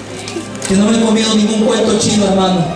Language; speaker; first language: Spanish; native; Spanish